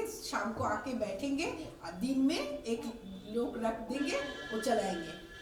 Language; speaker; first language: Hindi; non-native, local second language; Bangla